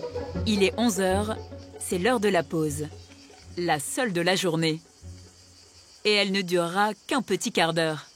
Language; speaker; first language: French; native; French